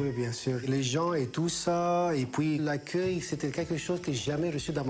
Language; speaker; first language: French; non-native, fluent; Greek